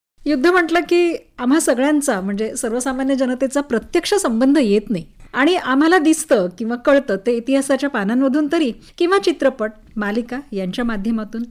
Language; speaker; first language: Marathi; native; Marathi